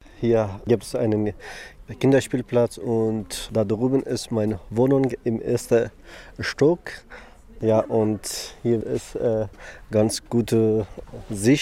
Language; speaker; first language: German; non-native, learner; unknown